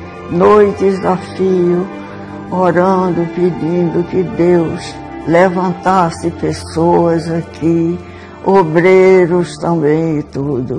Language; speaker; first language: Portuguese; early bilingual, other home language; Swedish